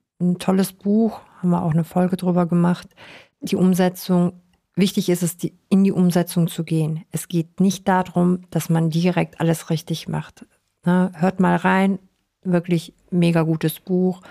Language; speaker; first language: German; native; German